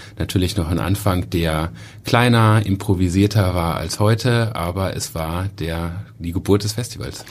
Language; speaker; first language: German; native; German